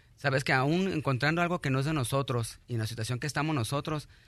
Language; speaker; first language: Spanish; native; Spanish